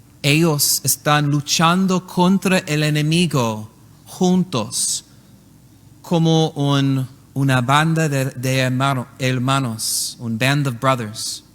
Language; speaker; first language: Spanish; non-native, learner; English